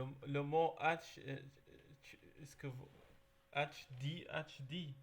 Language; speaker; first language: French; non-native, learner; Arabic